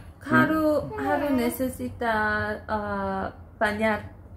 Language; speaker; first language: Spanish; non-native, learner; Korean